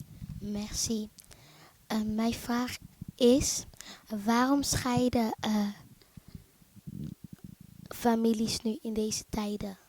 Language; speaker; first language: Dutch; early bilingual, other home language; Lingala